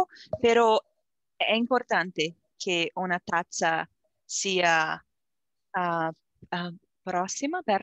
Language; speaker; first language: Italian; non-native, learner; Portuguese